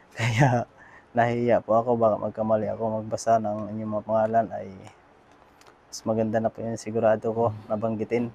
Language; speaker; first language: Filipino; native; Filipino